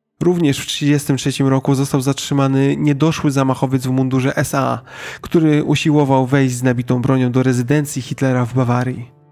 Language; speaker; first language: Polish; native; Polish